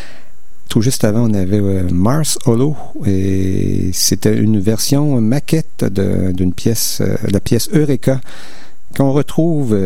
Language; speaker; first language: French; native; French